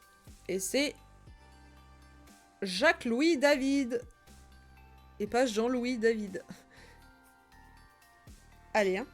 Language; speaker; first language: French; native; French